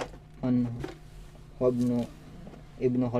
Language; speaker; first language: Arabic; non-native, learner; Indonesian